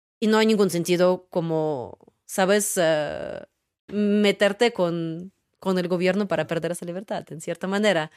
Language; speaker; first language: Spanish; non-native, fluent; Russian